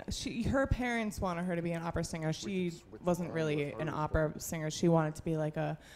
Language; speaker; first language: English; native; English